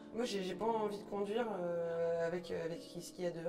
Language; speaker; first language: French; native; French